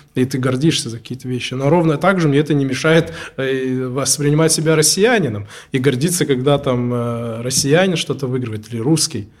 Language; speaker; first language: Russian; native; Russian